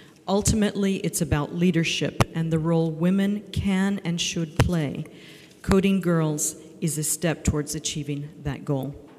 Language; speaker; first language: English; native; English